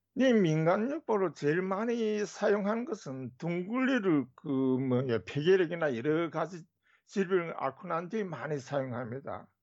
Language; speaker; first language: Korean; native; Korean